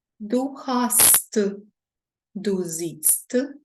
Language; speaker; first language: German; non-native, learner; Ukrainian